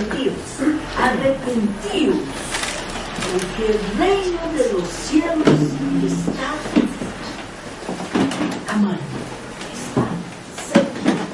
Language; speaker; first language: Spanish; non-native, fluent; Portuguese